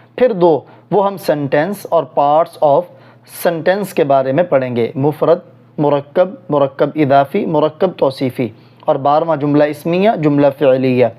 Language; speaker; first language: Urdu; non-native, local second language; Punjabi